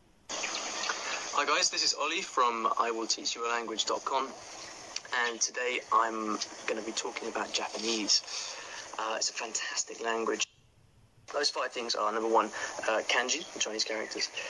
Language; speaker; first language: English; native; English